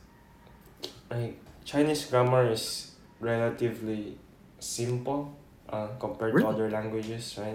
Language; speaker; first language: English; non-native, local second language; Filipino